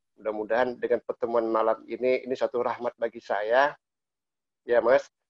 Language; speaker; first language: Indonesian; native; Indonesian